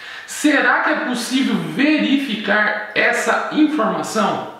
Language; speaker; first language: Portuguese; native; Portuguese